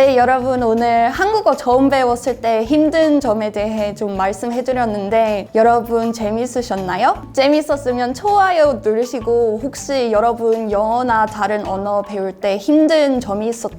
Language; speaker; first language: Korean; non-native, fluent; English